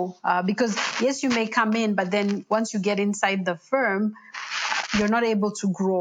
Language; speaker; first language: English; non-native, local second language; Shona